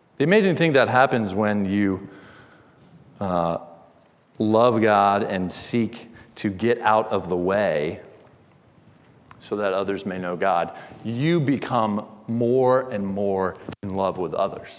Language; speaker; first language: English; native; English